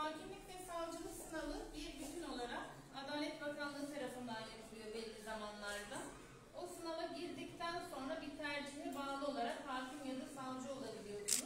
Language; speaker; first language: Turkish; native; Turkish